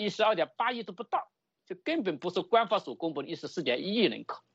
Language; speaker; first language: Chinese; native; Chinese